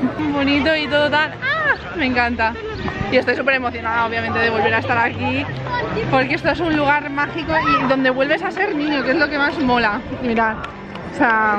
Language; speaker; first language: Spanish; native; Spanish